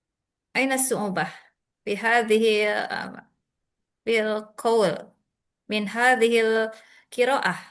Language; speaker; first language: Arabic; non-native, learner; Indonesian